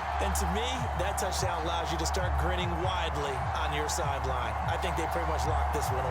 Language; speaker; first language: English; native; English